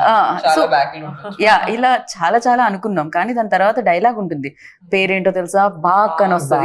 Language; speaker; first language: Telugu; native; Telugu